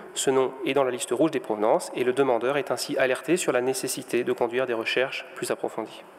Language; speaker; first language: French; native; French